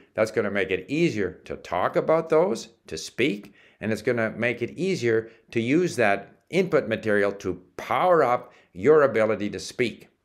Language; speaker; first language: English; early bilingual, other home language; Czech